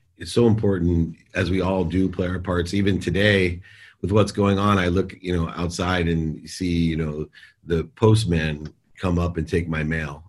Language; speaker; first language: English; native; English